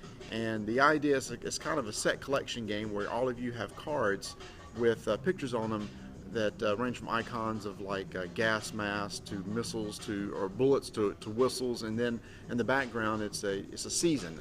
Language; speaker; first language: English; native; English